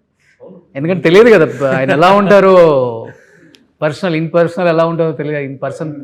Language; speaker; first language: Telugu; native; Telugu